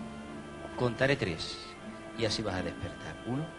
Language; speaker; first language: Spanish; native; Spanish